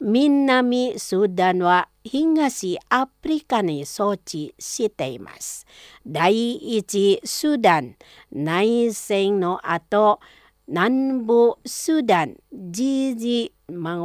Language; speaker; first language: Japanese; non-native, fluent; Indonesian